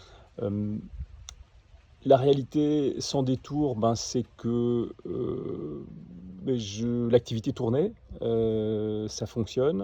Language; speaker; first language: French; native; French